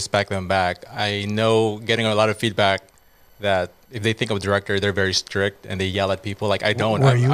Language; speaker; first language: English; non-native, local second language; Cebuano